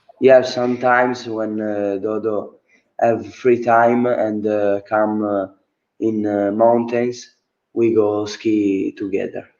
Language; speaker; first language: English; non-native, learner; Italian